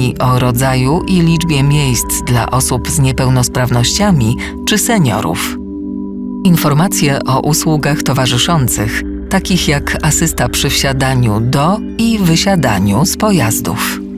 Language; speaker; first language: Polish; native; Polish